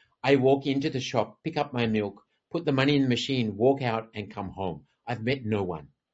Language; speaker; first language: English; native; English